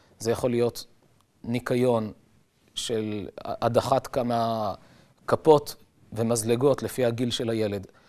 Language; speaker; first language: Hebrew; native; Hebrew